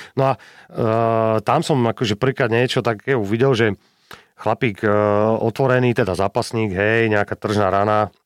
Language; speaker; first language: Slovak; native; Slovak